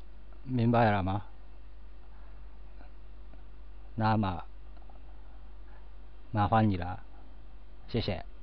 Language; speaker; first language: Chinese; non-native, learner; Japanese